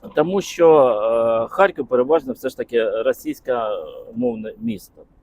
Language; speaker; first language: Ukrainian; non-native, local second language; Russian